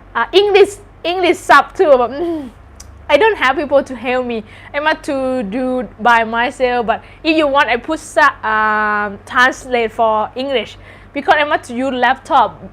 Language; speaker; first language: English; non-native, learner; Thai